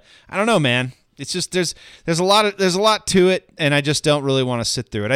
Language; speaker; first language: English; native; English